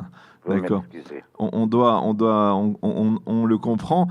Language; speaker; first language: French; native; French